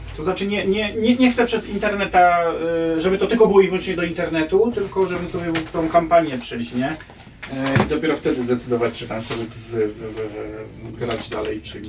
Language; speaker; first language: Polish; native; Polish